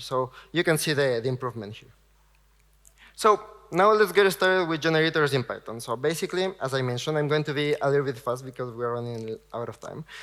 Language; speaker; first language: English; non-native, fluent; Spanish